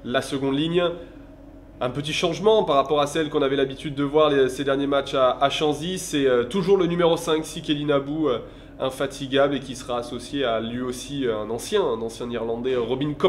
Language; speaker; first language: French; native; French